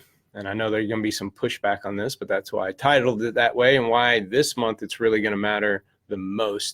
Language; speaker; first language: English; native; English